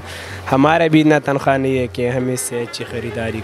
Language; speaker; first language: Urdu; non-native, local second language; Pashto